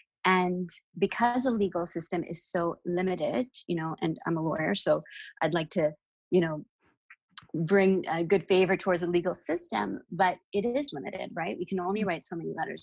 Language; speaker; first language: English; native; English